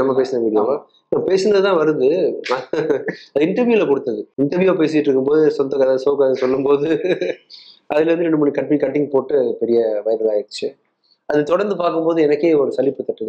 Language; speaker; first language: Tamil; native; Tamil